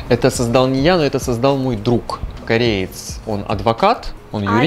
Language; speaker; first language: Russian; native; Russian